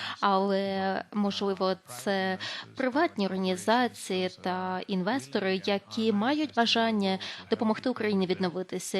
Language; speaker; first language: Ukrainian; non-native, fluent; Lithuanian